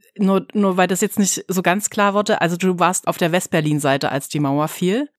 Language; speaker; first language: German; native; German